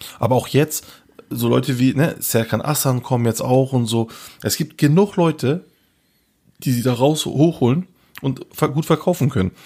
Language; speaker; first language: German; early bilingual, other home language; Turkish